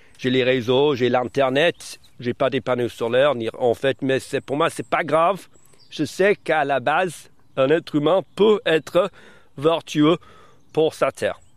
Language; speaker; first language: French; early bilingual, other home language; English